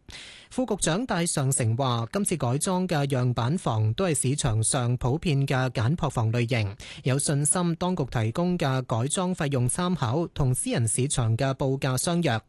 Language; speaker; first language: Cantonese; native; Cantonese